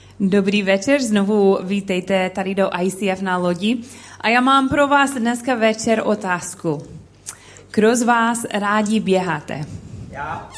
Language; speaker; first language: Czech; non-native, learner; English